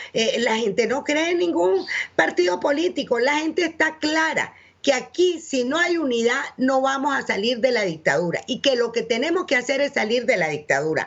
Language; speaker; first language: Spanish; native; Spanish